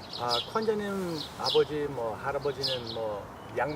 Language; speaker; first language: Korean; non-native, learner; English